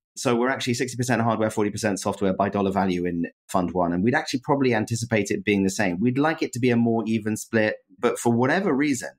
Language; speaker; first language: English; native; English